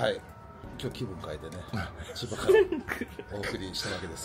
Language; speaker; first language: Japanese; native; Japanese